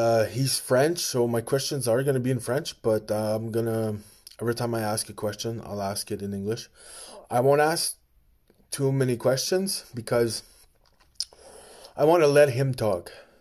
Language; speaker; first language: English; early bilingual, other home language; French